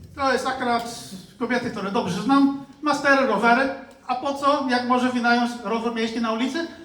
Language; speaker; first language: Polish; non-native, fluent; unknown